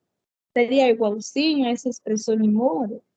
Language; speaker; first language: Portuguese; non-native, fluent; Spanish